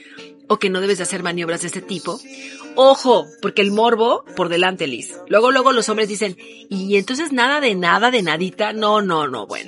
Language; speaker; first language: Spanish; native; Spanish